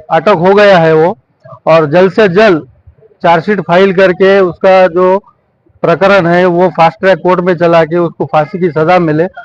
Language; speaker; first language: Hindi; non-native, local second language; Marathi